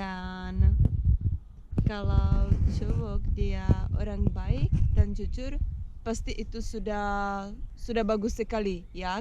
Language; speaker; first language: Indonesian; non-native, learner; Czech